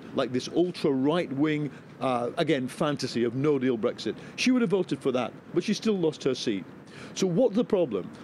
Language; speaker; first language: English; native; English